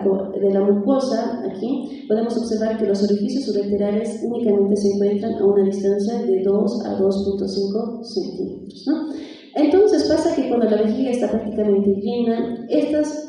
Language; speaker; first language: Spanish; native; Spanish